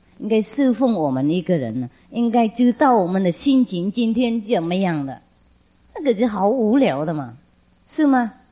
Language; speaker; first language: Chinese; non-native, fluent; Vietnamese